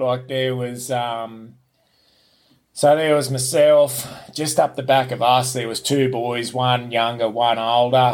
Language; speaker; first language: English; native; English